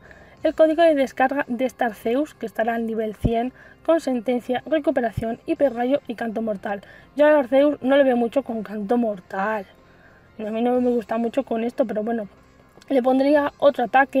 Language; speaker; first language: Spanish; native; Spanish